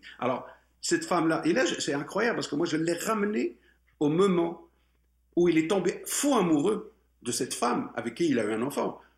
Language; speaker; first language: French; non-native, local second language; Arabic